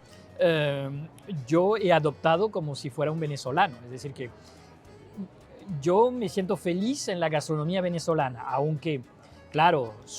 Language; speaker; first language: Spanish; non-native, fluent; French